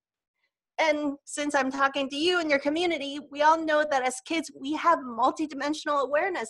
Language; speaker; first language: English; non-native, local second language; Cantonese